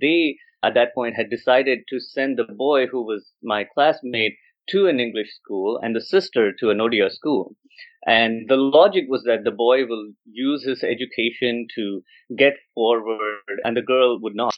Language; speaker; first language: English; non-native, local second language; Odia